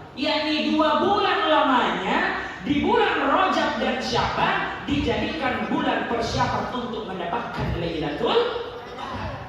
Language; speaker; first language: Indonesian; native; Indonesian